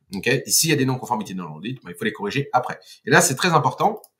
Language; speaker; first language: French; non-native, fluent; Portuguese